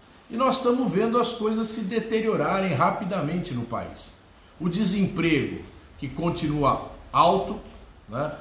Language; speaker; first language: Portuguese; native; Portuguese